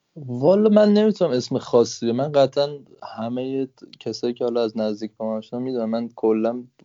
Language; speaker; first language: Persian; native; Persian